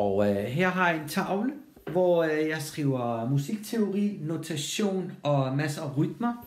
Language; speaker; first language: Danish; non-native, fluent; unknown